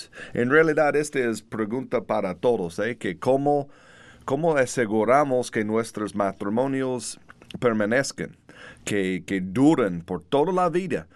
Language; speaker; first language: Spanish; non-native, learner; English